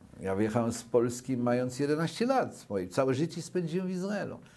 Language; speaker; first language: Polish; early bilingual, other home language; Yiddish